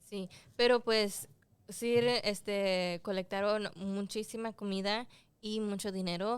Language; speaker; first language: Spanish; early bilingual, heritage; Spanish